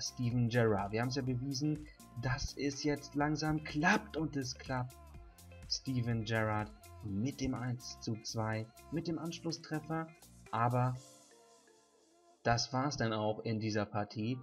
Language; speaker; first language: German; native; German